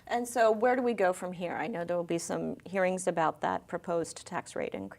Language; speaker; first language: English; native; English